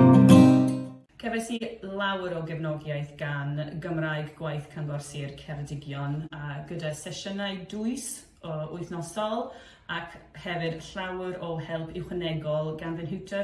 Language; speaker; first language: Welsh; non-native, fluent; English